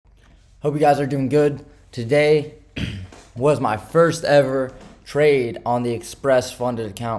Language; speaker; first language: English; native; English